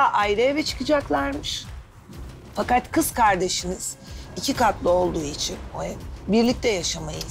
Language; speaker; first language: Turkish; native; Turkish